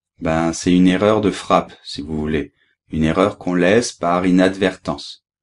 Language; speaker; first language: French; native; French